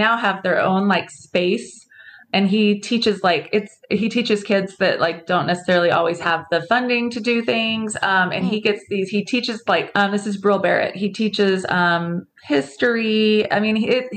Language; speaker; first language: English; native; English